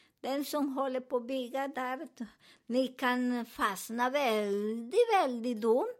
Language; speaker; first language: Swedish; non-native, learner; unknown